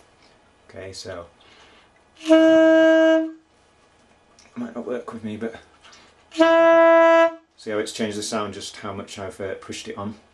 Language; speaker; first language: English; native; English